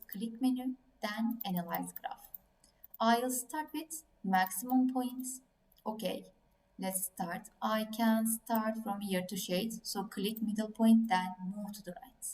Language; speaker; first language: English; non-native, fluent; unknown